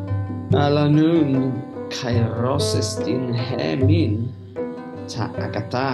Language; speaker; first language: Greek; non-native, learner; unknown